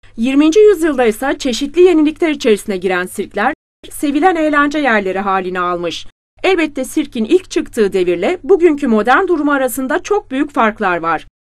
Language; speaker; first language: Turkish; native; Turkish